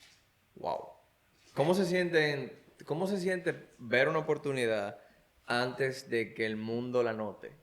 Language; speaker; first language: Spanish; native; Spanish